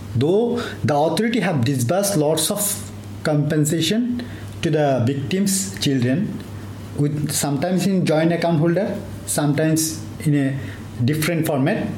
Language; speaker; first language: English; non-native, local second language; Bangla